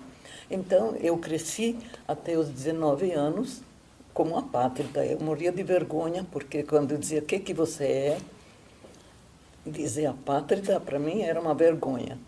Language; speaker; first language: Portuguese; non-native, fluent; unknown